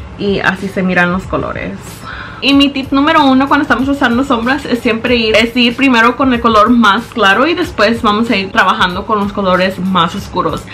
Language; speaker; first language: Spanish; early bilingual, heritage; Spanish